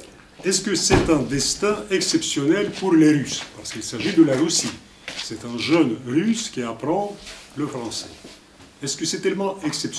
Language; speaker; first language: French; non-native, fluent; Russian